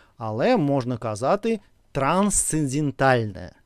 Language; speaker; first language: Ukrainian; non-native, local second language; Russian